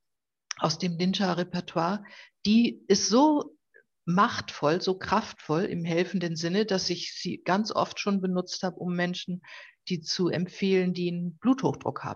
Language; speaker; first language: German; native; German